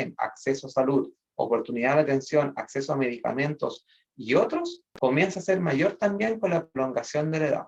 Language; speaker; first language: Spanish; native; Spanish